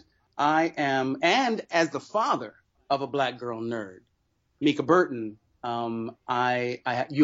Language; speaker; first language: English; native; English